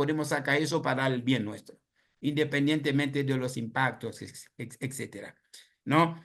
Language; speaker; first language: Spanish; non-native, fluent; Haitian Creole